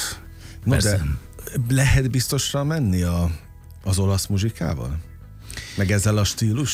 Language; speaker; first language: Hungarian; native; Hungarian